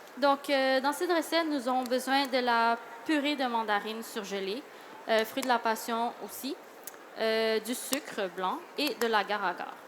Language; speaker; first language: French; early bilingual, other home language; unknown